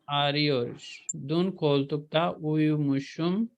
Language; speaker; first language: Turkish; non-native, fluent; Urdu